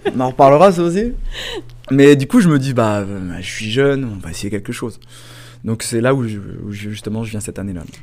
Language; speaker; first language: French; native; French